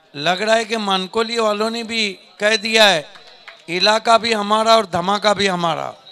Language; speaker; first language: Hindi; non-native, local second language; Marathi